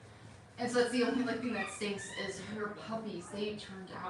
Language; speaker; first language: English; native; English